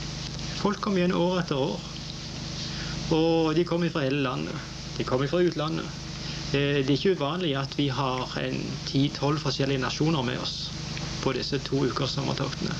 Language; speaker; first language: Norwegian; native; Norwegian